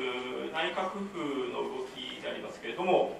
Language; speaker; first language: Japanese; native; Japanese